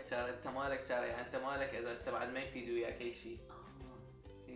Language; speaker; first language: Arabic; native; Arabic